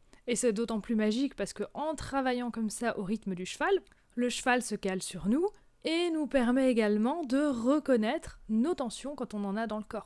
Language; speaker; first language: French; native; French